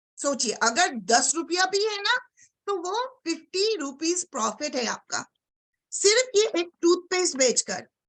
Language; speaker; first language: Hindi; non-native, local second language; Bangla